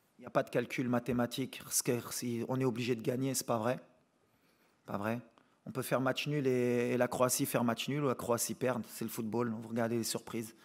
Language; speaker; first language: French; native; French